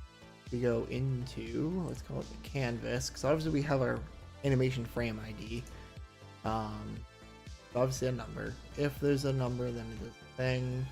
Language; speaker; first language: English; native; English